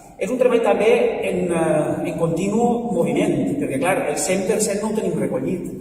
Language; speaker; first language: Catalan; native; Catalan